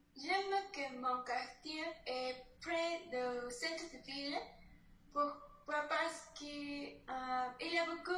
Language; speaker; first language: French; non-native, learner; Spanish